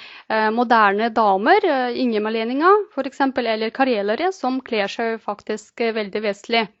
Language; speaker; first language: Norwegian; non-native, fluent; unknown